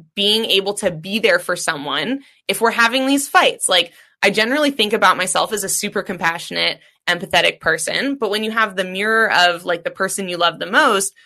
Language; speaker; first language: English; native; English